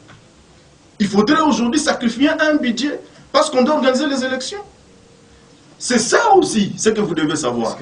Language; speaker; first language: French; non-native, local second language; Lingala